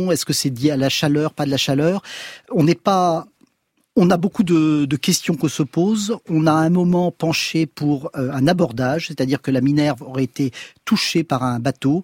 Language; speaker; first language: French; native; French